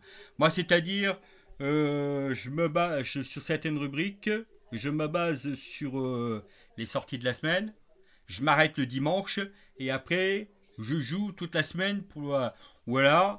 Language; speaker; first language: French; native; French